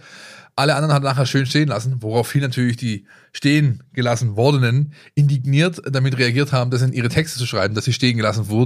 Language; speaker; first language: German; native; German